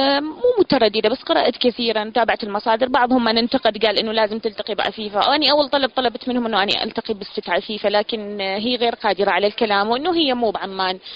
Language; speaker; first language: Arabic; native; Arabic